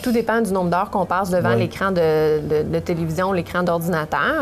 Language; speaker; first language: French; native; French